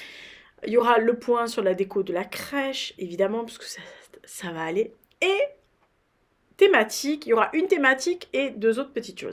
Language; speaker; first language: French; native; French